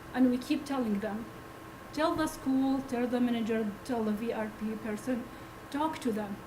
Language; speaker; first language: English; non-native, learner; Arabic